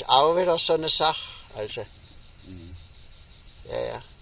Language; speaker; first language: German; native; German